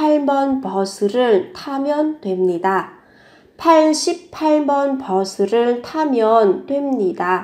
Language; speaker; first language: Korean; non-native, fluent; Vietnamese